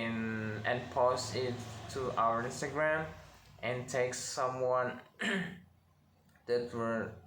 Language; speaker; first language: English; non-native, learner; Indonesian